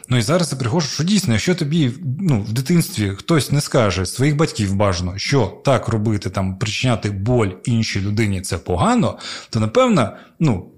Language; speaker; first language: Ukrainian; native; Ukrainian